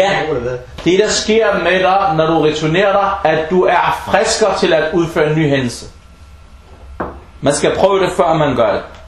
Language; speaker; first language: Danish; early bilingual, other home language; Arabic